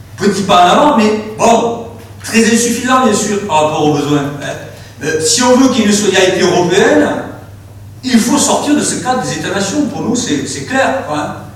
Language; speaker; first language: French; native; French